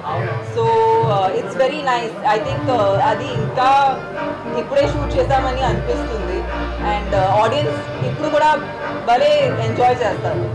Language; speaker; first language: Telugu; non-native, fluent; Hindi